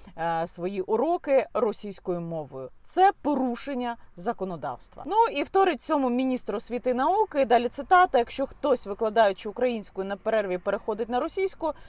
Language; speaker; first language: Ukrainian; non-native, local second language; Russian